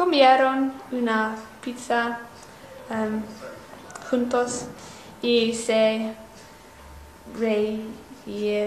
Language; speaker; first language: Spanish; non-native, learner; English